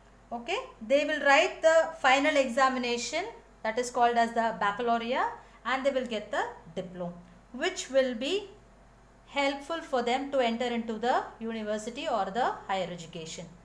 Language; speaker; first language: English; non-native, local second language; Tamil